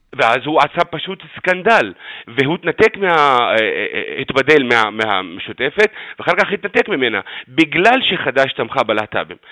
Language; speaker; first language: Hebrew; non-native, local second language; Arabic